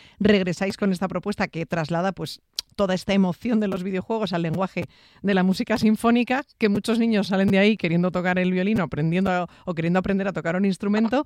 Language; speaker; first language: Spanish; native; Spanish